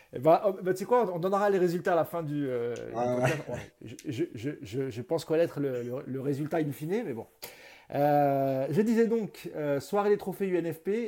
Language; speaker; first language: French; native; French